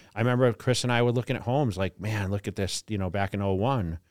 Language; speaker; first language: English; native; English